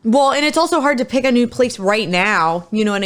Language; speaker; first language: English; native; English